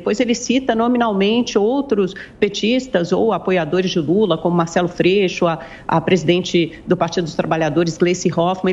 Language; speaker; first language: Portuguese; native; Portuguese